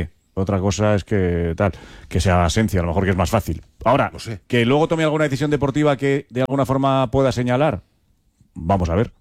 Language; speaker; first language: Spanish; native; Spanish